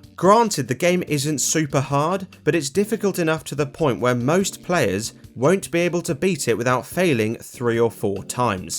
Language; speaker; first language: English; native; English